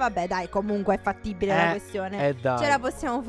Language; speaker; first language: Italian; native; Italian